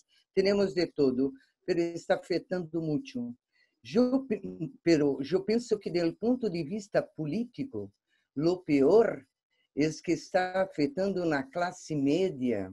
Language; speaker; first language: Spanish; non-native, fluent; Portuguese